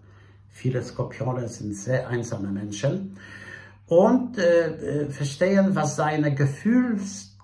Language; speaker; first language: German; non-native, fluent; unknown